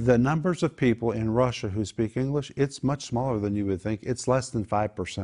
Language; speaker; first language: English; native; English